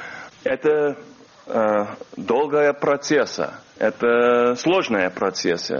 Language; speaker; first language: Russian; non-native, learner; English